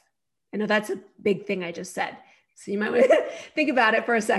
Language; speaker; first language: English; native; English